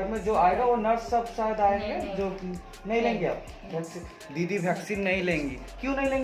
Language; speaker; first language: Hindi; native; Hindi